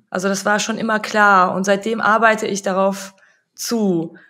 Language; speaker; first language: German; native; German